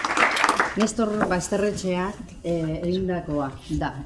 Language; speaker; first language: Basque; non-native, local second language; French